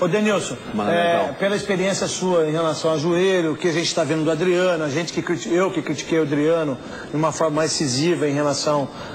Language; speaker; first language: Portuguese; native; Portuguese